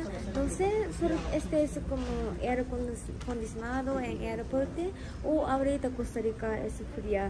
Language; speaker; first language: Spanish; non-native, learner; Japanese